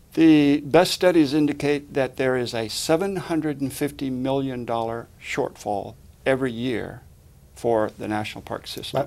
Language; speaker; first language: English; native; English